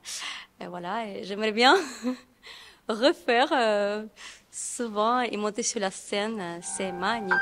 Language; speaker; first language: French; non-native, fluent; Russian